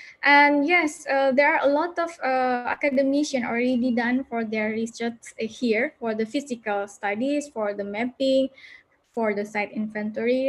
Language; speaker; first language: English; non-native, fluent; Indonesian